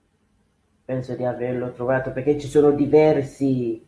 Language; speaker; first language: Italian; non-native, fluent; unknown